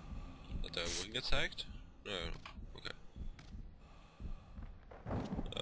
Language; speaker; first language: German; native; German